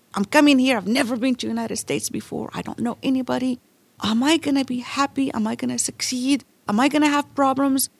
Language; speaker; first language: English; non-native, fluent; Arabic